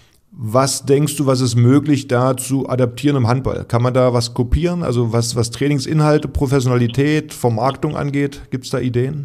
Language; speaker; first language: German; native; German